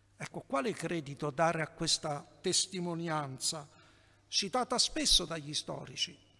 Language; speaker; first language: Italian; native; Italian